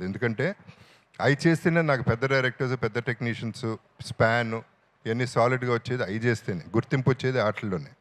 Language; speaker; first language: Telugu; native; Telugu